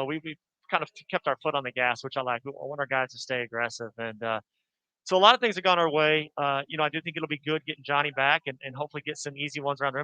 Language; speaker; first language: English; native; English